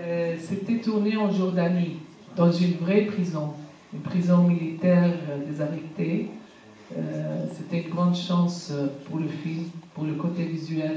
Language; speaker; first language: French; non-native, fluent; Arabic